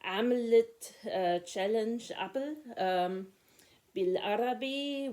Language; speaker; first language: Arabic; non-native, learner; German